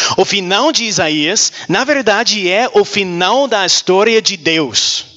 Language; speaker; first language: Portuguese; non-native, learner; English